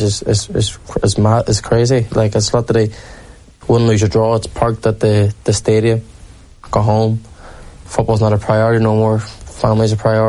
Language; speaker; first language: English; native; English